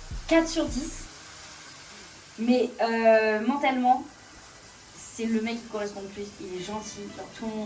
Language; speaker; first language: French; native; French